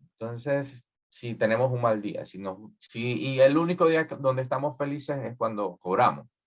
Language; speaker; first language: Spanish; native; Spanish